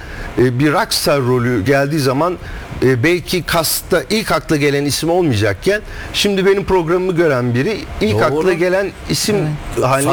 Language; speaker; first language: Turkish; native; Turkish